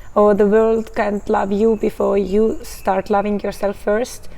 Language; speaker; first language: English; non-native, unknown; Estonian